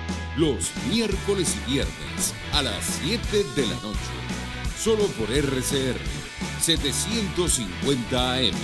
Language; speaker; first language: Spanish; native; Spanish